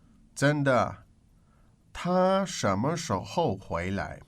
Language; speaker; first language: Chinese; non-native, learner; English